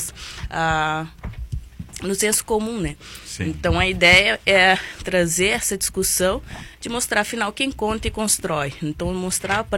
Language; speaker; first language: Portuguese; non-native, local second language; Kabuverdianu